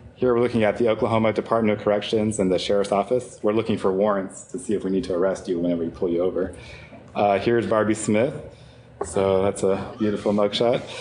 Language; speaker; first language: English; native; English